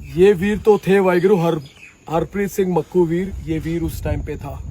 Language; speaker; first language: Hindi; native; Hindi